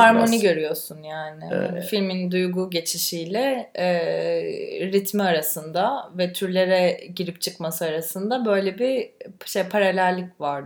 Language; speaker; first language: Turkish; native; Turkish